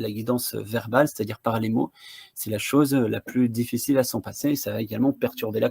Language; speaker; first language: French; native; French